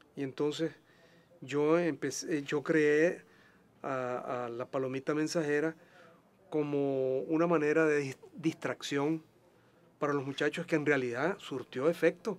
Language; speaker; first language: Spanish; native; Spanish